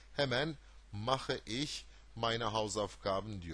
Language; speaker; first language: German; non-native, fluent; Turkish